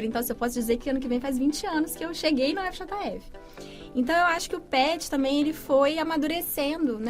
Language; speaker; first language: Portuguese; native; Portuguese